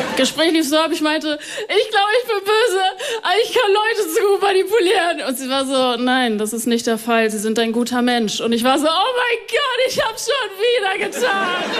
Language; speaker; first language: German; early bilingual, other home language; Spanish